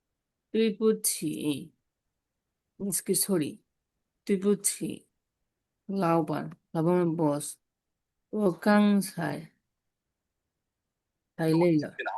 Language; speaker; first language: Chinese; non-native, fluent; Bangla